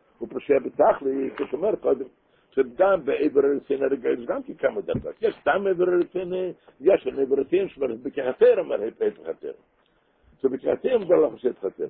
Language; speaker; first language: Hebrew; non-native, local second language; Yiddish